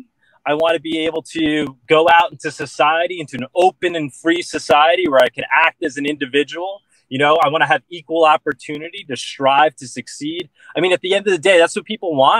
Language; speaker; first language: English; native; English